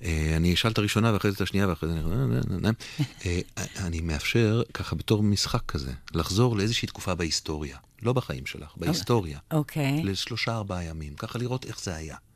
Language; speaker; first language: Hebrew; native; Hebrew